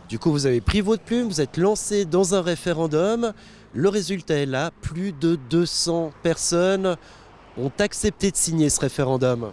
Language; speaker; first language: French; native; French